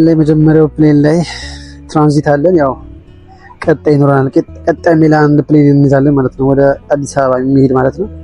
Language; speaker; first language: Amharic; native; Amharic